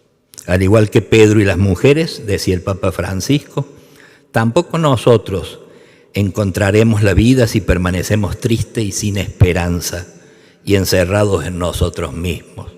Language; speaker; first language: Spanish; native; Spanish